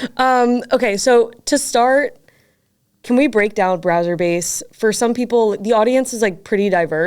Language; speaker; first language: English; native; English